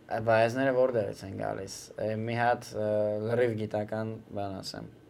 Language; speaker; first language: Armenian; native; Armenian